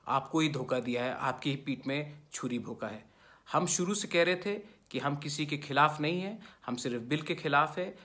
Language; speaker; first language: Hindi; non-native, local second language; Kok Borok